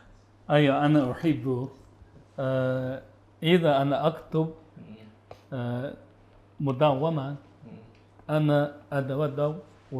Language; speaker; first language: Arabic; non-native, learner; Chinese